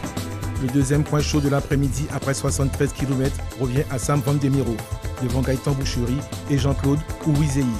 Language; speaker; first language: French; native; French